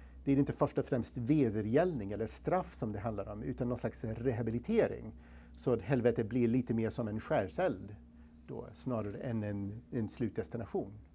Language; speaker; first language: Swedish; non-native, fluent; English